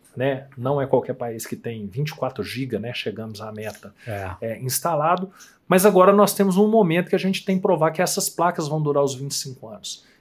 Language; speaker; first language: Portuguese; native; Portuguese